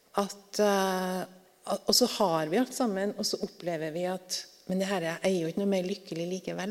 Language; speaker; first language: Norwegian; native; Norwegian